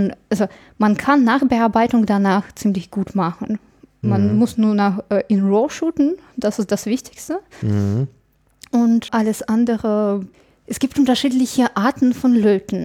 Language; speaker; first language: German; non-native, fluent; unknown